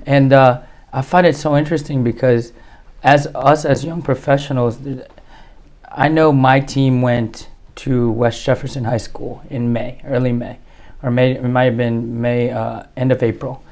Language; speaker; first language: English; early bilingual, other home language; Spanish